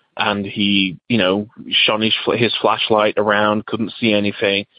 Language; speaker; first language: English; native; English